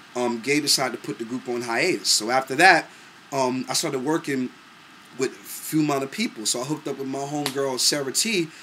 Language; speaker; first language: English; native; English